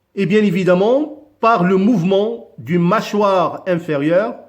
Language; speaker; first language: French; non-native, local second language; Arabic